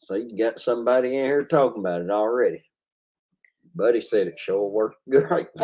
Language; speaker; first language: English; native; English